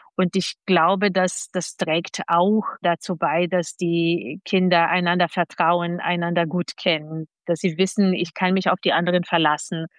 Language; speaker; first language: German; non-native, fluent; Portuguese